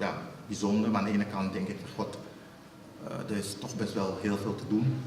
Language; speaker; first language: Dutch; native; Dutch